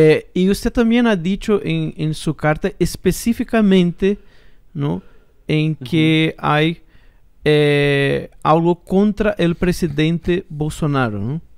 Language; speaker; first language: Spanish; non-native, fluent; Portuguese